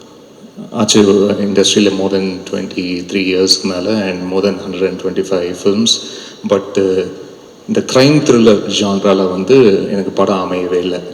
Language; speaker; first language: Tamil; native; Tamil